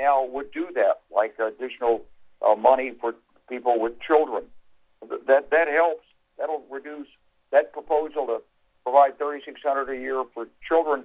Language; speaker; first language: English; native; English